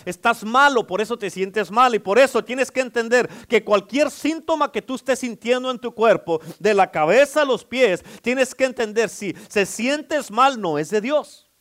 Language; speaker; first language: Spanish; native; Spanish